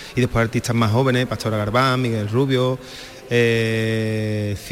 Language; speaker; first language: Spanish; native; Spanish